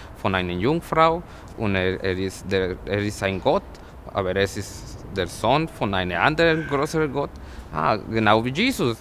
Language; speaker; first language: German; non-native, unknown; Spanish